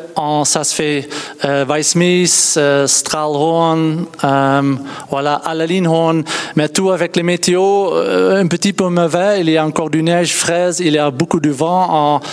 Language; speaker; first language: French; non-native, learner; Dutch